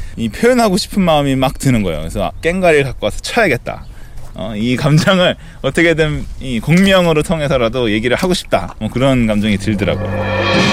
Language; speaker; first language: Korean; native; Korean